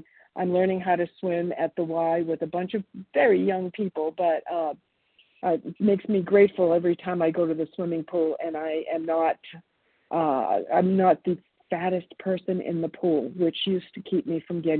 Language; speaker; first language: English; early bilingual, other home language; Italian